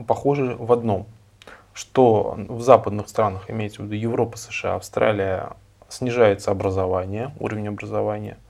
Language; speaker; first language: Russian; native; Russian